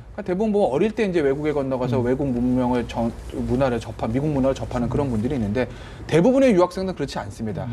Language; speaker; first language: Korean; native; Korean